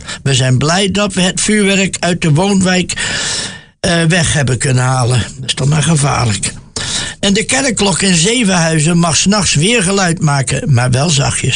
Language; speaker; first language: Dutch; native; Dutch